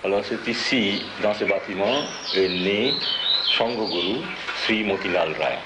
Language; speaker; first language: French; non-native, local second language; Bangla